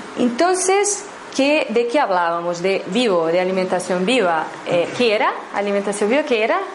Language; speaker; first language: Spanish; non-native, fluent; Portuguese